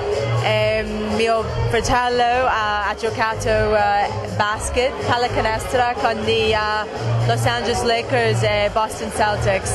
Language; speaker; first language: Italian; non-native, fluent; English